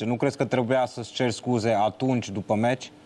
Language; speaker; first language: Romanian; native; Romanian